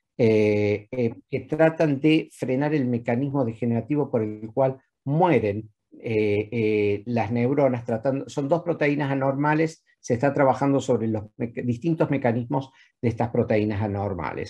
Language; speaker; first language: Spanish; native; Spanish